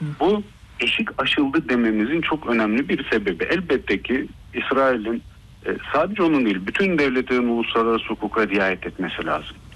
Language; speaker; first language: Turkish; early bilingual, heritage; Turkish